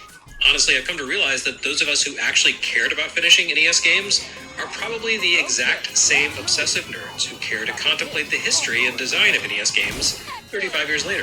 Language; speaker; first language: English; native; English